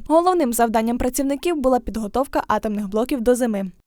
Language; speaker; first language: Ukrainian; native; Ukrainian